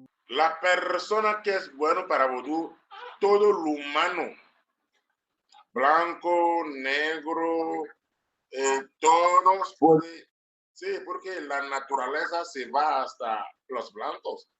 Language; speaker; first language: Spanish; non-native, learner; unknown